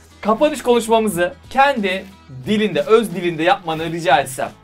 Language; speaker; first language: Turkish; native; Turkish